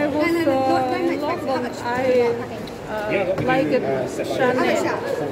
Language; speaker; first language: English; non-native, learner; Russian